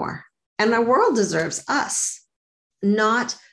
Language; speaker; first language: English; native; English